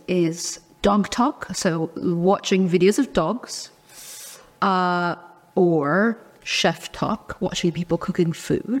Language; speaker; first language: English; early bilingual, other home language; Chinese